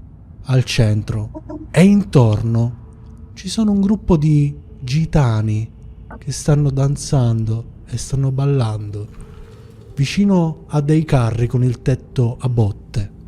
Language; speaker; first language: Italian; native; Italian